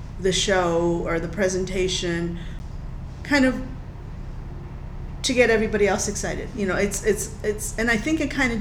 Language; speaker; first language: English; native; English